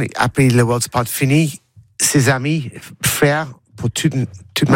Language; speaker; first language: French; non-native, learner; English